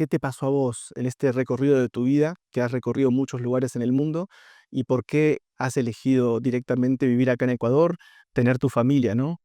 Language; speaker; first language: Spanish; native; Spanish